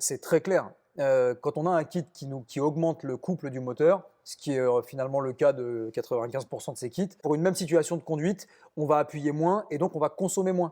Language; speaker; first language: French; native; French